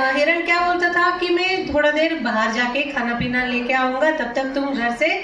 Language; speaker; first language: Hindi; non-native, local second language; Marathi